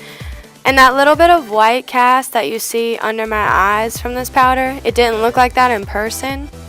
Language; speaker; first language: English; native; English